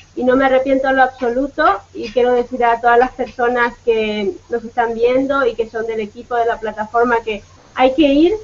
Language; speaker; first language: Spanish; native; Spanish